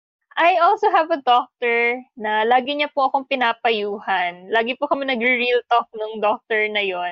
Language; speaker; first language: English; non-native, local second language; Filipino